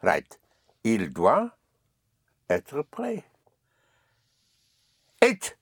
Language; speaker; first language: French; non-native, fluent; English